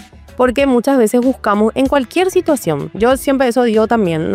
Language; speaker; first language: Spanish; native; Spanish